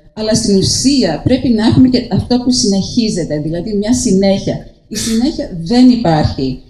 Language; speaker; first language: Greek; early bilingual, heritage; Greek